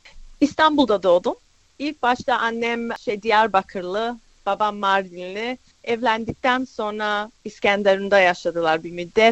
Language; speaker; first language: Turkish; early bilingual, other home language; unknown